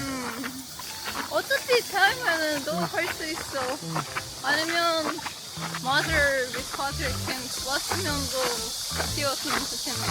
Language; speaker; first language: Korean; non-native, learner; Russian